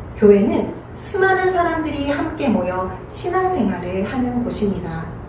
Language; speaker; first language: Korean; native; Korean